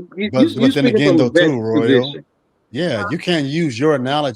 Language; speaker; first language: English; native; English